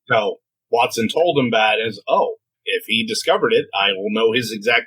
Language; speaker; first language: English; native; English